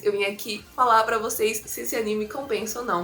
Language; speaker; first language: Portuguese; native; Portuguese